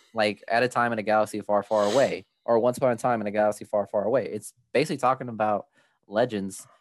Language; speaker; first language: English; early bilingual, other home language; Spanish